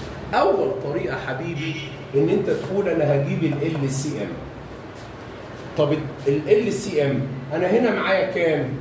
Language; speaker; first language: Arabic; native; Arabic